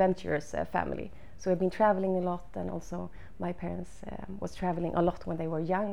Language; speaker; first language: English; non-native, fluent; Swedish